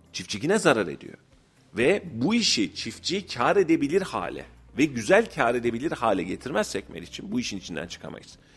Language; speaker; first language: Turkish; native; Turkish